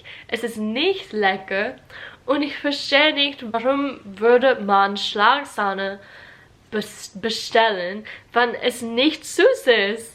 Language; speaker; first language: German; non-native, learner; English